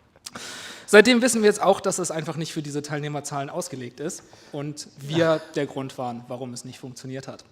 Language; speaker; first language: German; native; German